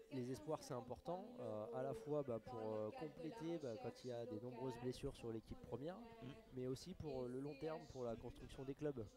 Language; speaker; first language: French; native; French